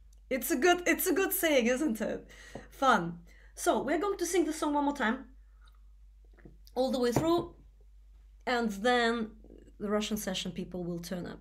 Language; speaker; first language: English; non-native, fluent; Russian